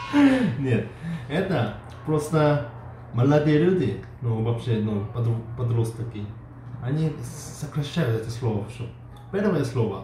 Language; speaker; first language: Russian; non-native, learner; Korean